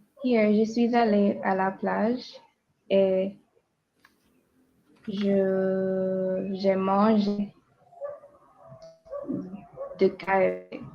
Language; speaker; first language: French; non-native, learner; English